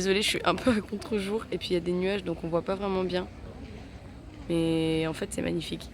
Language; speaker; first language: French; native; French